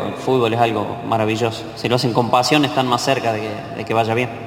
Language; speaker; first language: Spanish; native; Spanish